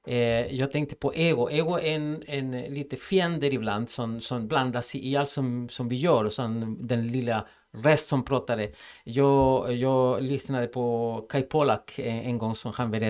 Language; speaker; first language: Swedish; non-native, fluent; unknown